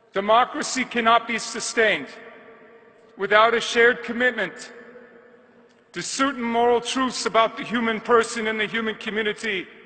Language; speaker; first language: English; native; English